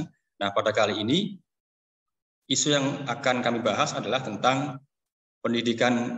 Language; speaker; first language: Indonesian; native; Indonesian